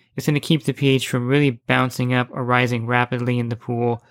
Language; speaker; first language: English; native; English